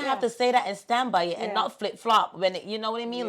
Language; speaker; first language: English; native; English